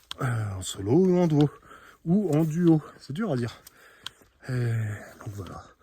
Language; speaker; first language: French; native; French